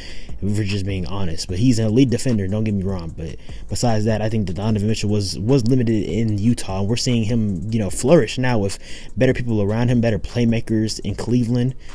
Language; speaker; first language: English; native; English